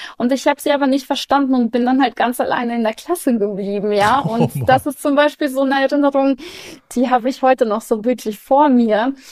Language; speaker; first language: German; early bilingual, other home language; Russian